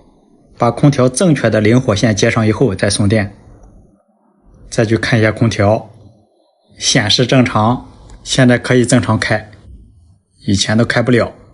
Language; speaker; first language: Chinese; native; Chinese